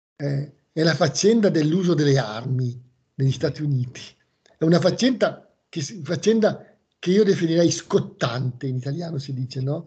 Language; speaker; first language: Italian; native; Italian